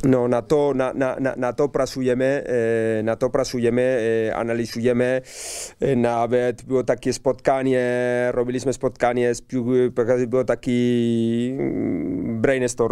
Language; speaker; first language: Polish; non-native, learner; Spanish